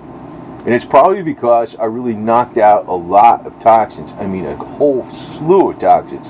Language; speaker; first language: English; native; English